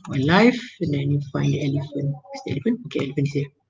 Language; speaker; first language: English; non-native, local second language; Malay